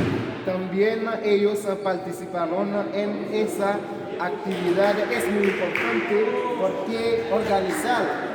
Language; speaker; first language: Spanish; non-native, learner; Haitian Creole